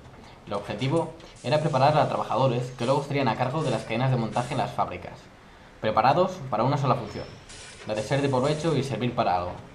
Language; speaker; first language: Spanish; native; Spanish